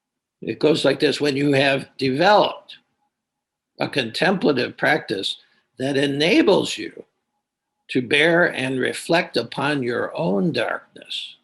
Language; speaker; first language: English; native; English